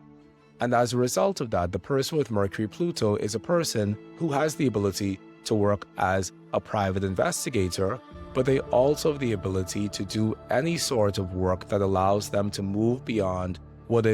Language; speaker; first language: English; native; English